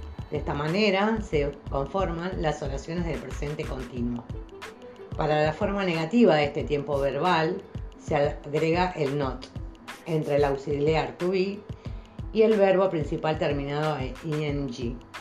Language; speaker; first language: Spanish; native; Spanish